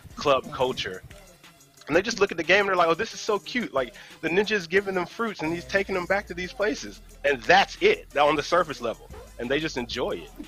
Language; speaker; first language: English; native; English